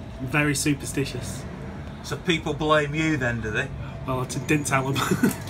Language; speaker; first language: English; native; English